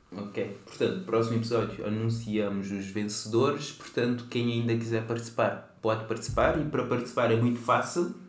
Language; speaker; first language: Portuguese; non-native, local second language; Kabuverdianu